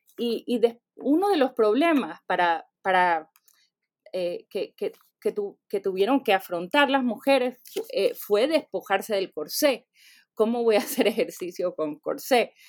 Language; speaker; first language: Spanish; native; Spanish